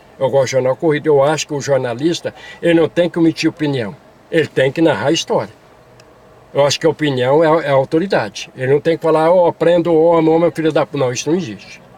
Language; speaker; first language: Portuguese; native; Portuguese